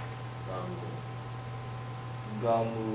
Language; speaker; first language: Japanese; non-native, learner; English